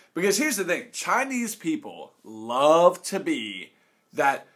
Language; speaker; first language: English; native; English